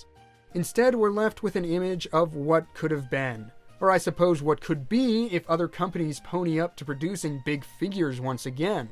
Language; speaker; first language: English; native; English